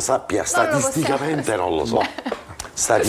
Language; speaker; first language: Italian; native; Italian